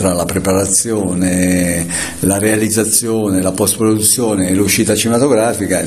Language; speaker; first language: Italian; native; Italian